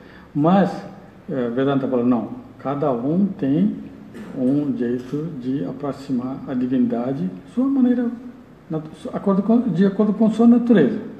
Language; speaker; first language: Portuguese; non-native, learner; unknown